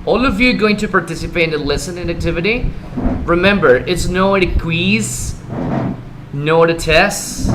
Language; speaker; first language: English; non-native, fluent; Spanish